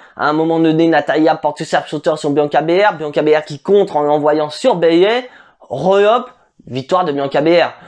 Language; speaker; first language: French; native; French